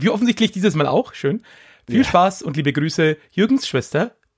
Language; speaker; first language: German; native; German